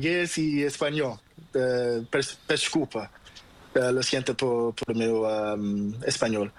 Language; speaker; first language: Spanish; non-native, learner; Portuguese